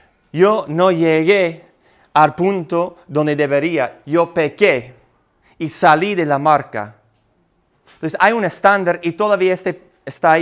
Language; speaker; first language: Spanish; non-native, fluent; English